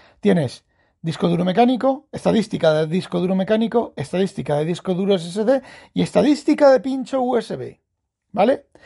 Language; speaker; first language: Spanish; native; Spanish